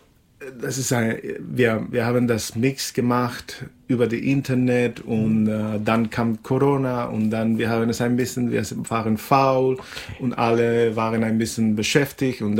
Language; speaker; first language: German; non-native, fluent; Spanish